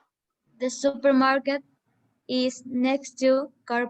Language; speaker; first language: English; non-native, learner; Spanish